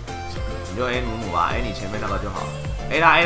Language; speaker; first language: Chinese; native; Chinese